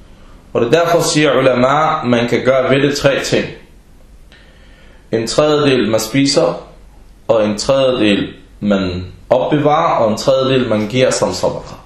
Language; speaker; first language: Danish; early bilingual, other home language; Arabic